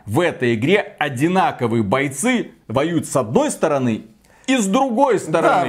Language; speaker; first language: Russian; native; Russian